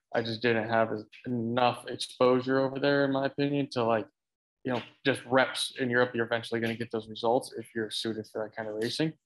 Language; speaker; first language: English; native; English